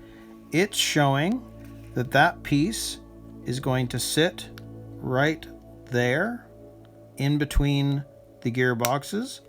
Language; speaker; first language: English; native; English